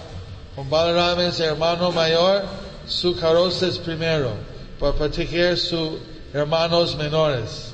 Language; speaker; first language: Spanish; non-native, learner; English